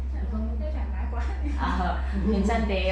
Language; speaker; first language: Korean; non-native, fluent; Vietnamese